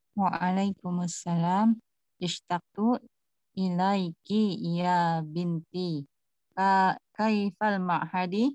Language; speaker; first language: Arabic; non-native, learner; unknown